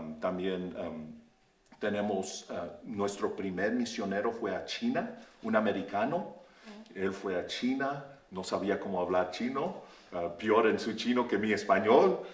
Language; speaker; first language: Spanish; early bilingual, heritage; Spanish